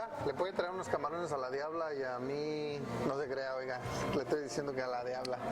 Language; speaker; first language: Spanish; native; Spanish